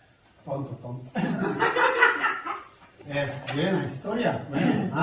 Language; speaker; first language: Spanish; non-native, learner; Korean